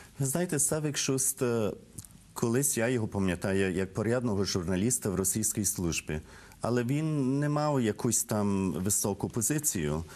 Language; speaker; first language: Ukrainian; early bilingual, heritage; Ukrainian